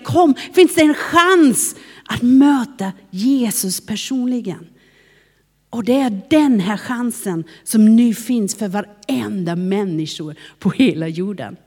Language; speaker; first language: Swedish; non-native, fluent; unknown